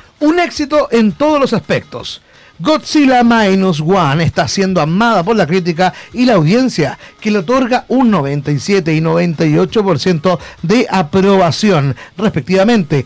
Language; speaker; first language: Spanish; native; Spanish